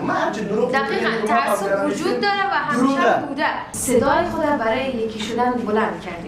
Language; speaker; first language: Persian; native; Persian